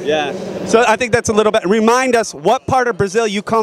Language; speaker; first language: English; native; English